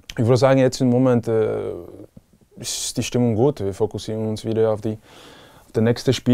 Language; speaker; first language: German; non-native, fluent; Czech